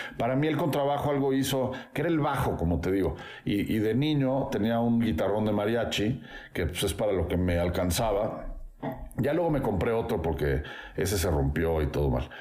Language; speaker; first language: Spanish; native; Spanish